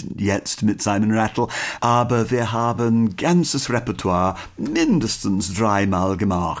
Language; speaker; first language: German; non-native, fluent; English